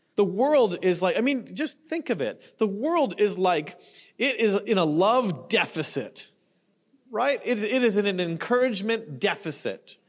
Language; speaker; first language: English; native; English